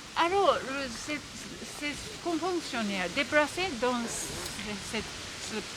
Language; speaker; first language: French; non-native, learner; Japanese